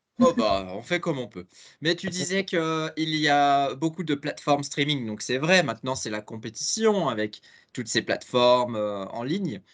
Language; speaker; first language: French; native; French